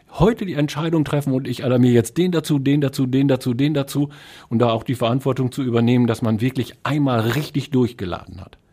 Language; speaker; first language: German; native; German